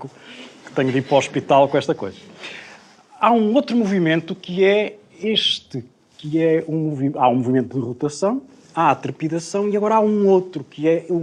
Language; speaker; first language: Portuguese; native; Portuguese